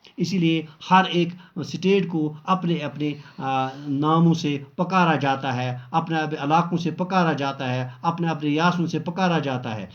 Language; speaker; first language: Urdu; non-native, local second language; Kashmiri